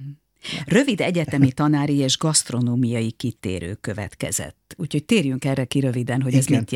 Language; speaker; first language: Hungarian; native; Hungarian